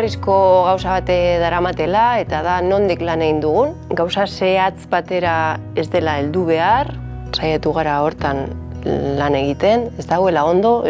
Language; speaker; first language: Basque; native; Basque